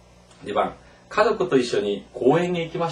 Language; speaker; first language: Japanese; non-native, fluent; Korean